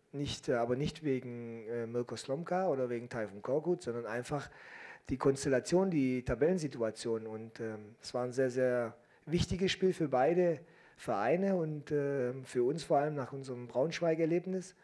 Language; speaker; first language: German; native; German